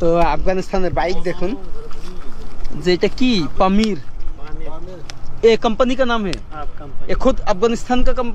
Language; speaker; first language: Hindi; non-native, learner; Bangla